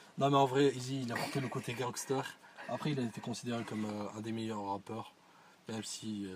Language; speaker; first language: French; early bilingual, other home language; Arabic